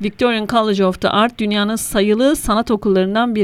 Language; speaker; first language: Turkish; native; Turkish